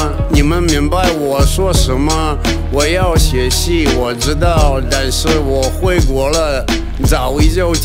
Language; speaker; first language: Chinese; non-native, learner; Russian